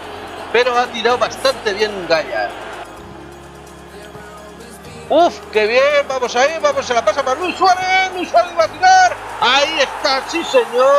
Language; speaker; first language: Spanish; native; Spanish